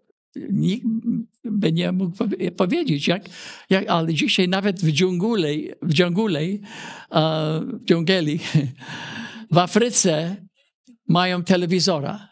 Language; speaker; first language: Polish; early bilingual, heritage; Polish